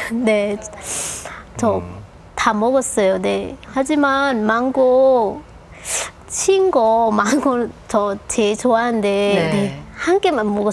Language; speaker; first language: Korean; non-native, local second language; Lao